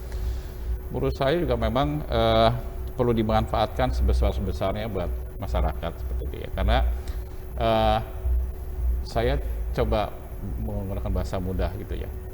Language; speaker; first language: Indonesian; native; Indonesian